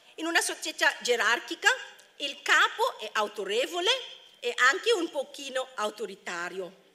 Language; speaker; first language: Italian; non-native, fluent; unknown